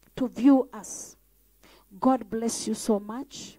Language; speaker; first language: English; non-native, local second language; Swahili